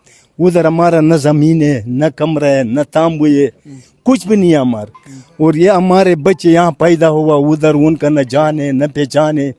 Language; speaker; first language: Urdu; non-native, learner; Pashto